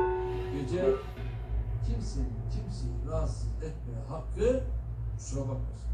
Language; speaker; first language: Turkish; native; Turkish